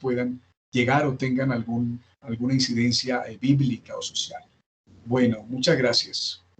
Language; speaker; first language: Spanish; native; Spanish